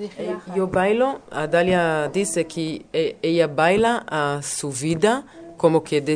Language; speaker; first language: Spanish; non-native, learner; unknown